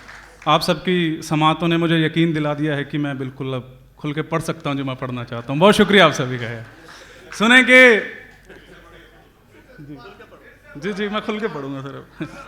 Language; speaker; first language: Hindi; native; Hindi